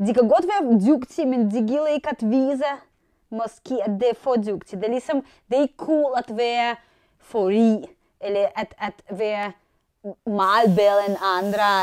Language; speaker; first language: Danish; non-native, fluent; Russian